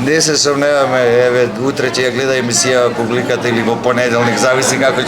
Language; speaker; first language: Macedonian; native; Macedonian